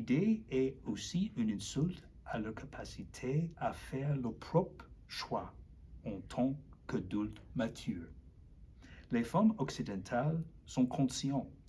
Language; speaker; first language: French; non-native, learner; English